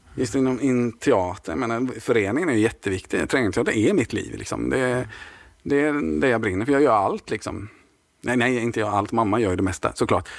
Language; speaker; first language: Swedish; native; Swedish